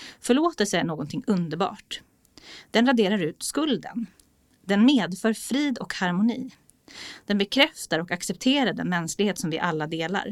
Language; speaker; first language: Swedish; native; Swedish